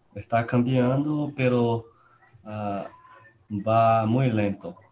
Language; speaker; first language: Spanish; non-native, learner; Portuguese